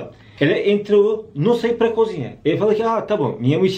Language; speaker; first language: Portuguese; non-native, learner; Turkish